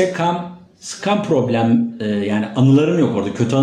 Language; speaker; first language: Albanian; non-native, learner; Turkish